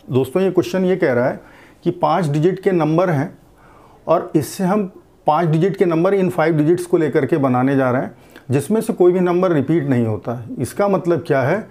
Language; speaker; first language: Hindi; native; Hindi